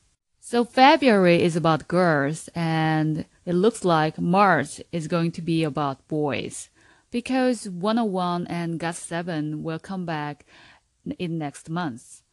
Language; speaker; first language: English; non-native, fluent; Korean